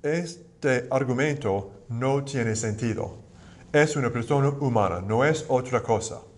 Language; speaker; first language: Spanish; non-native, fluent; English